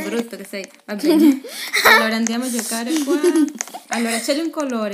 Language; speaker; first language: Italian; non-native, fluent; Spanish